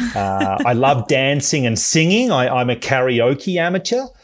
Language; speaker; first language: English; native; English